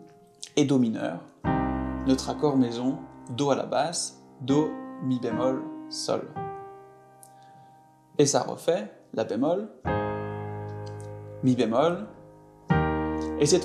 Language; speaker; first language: French; native; French